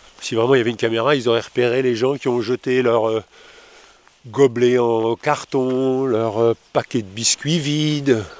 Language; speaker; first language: French; native; French